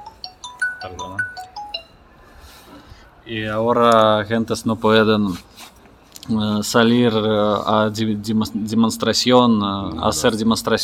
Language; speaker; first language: Spanish; non-native, learner; Russian